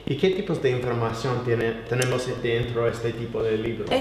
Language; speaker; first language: Spanish; non-native, fluent; English